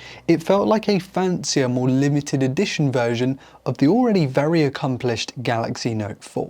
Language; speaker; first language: English; native; English